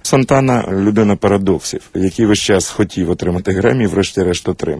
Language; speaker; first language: Ukrainian; native; Ukrainian